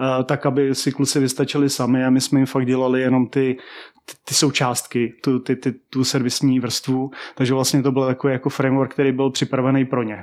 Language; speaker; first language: Czech; native; Czech